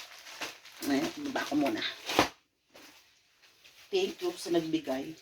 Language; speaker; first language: Filipino; native; Filipino